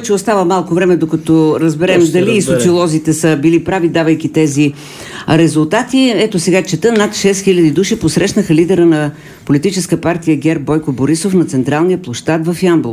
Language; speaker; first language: Bulgarian; native; Bulgarian